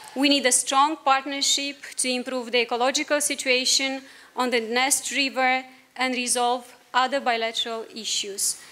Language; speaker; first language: English; non-native, fluent; Romanian